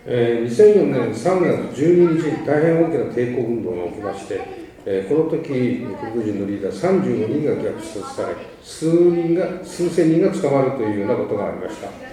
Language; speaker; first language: Japanese; native; Japanese